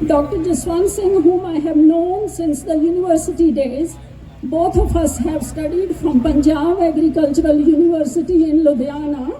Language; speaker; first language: English; non-native, local second language; Punjabi